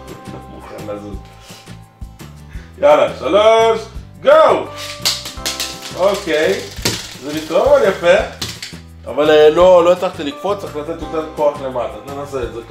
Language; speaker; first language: Hebrew; native; Hebrew